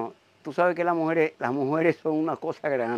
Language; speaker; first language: Spanish; native; Spanish